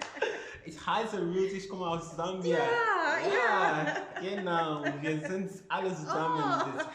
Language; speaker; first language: German; non-native, learner; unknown